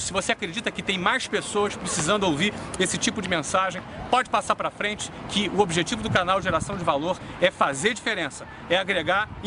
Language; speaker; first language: Portuguese; native; Portuguese